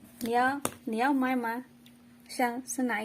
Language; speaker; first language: Chinese; non-native, fluent; Indonesian